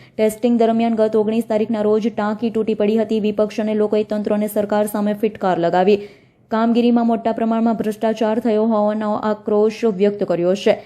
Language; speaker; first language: Gujarati; native; Gujarati